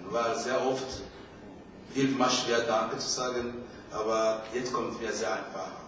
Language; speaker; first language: German; non-native, fluent; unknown